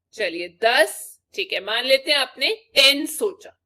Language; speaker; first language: Hindi; non-native, local second language; Punjabi